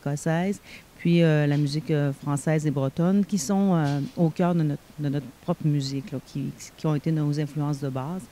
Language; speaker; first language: French; native; French